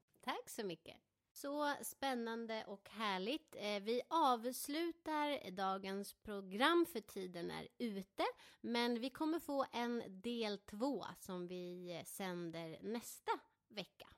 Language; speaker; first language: Swedish; native; Swedish